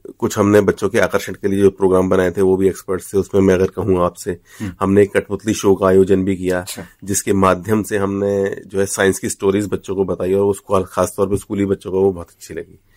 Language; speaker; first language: Hindi; native; Hindi